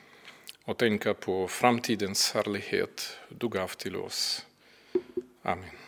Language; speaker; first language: Swedish; non-native, fluent; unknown